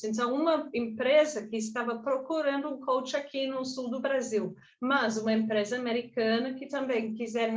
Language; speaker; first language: Portuguese; non-native, fluent; English